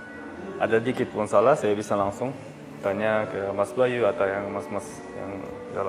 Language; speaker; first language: Indonesian; non-native, fluent; Russian